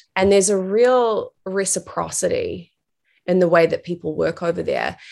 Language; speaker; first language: English; native; English